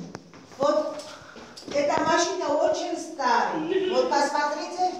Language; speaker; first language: Russian; non-native, fluent; Georgian